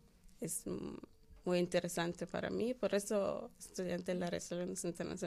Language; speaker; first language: Spanish; non-native, learner; Arabic